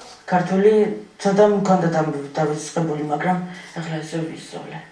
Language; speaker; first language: Georgian; early bilingual, heritage; Georgian